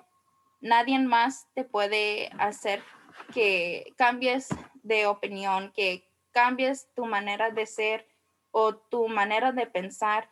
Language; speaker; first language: Spanish; early bilingual, heritage; Spanish